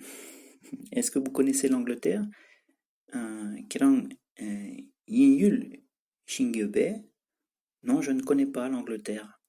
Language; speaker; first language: French; non-native, fluent; Tibetan